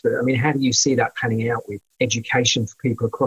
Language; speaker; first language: English; native; English